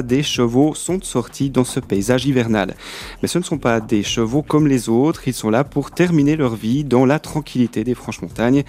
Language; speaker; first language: French; native; French